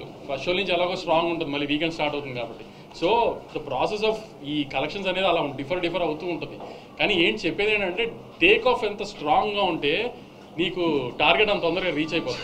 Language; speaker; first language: Telugu; native; Telugu